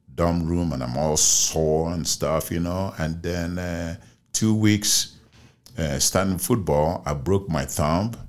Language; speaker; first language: English; non-native, local second language; Igbo